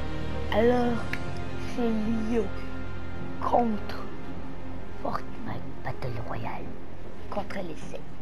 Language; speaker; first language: French; native; French